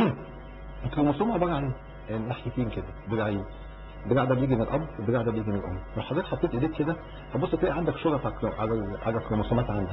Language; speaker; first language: Arabic; native; Arabic